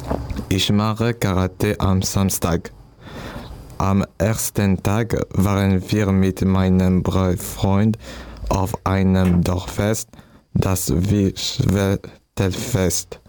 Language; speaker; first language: German; non-native, learner; French